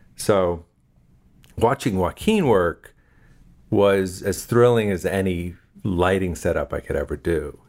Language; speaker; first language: English; native; English